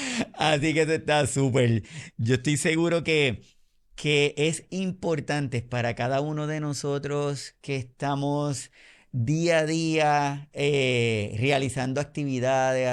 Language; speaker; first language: Spanish; native; Spanish